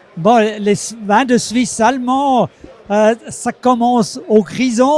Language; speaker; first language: French; non-native, local second language; German